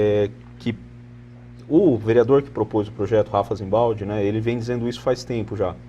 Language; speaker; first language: Portuguese; native; Portuguese